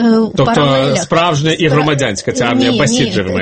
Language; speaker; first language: Ukrainian; native; Ukrainian